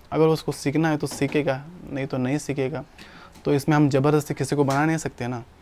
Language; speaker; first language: Hindi; non-native, local second language; Kannada